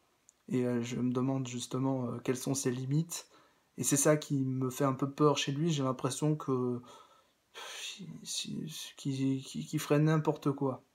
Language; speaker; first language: French; native; French